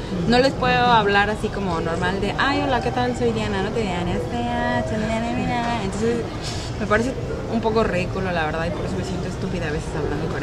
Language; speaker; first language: Spanish; native; Spanish